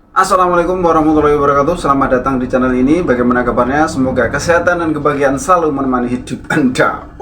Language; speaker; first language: Indonesian; native; Indonesian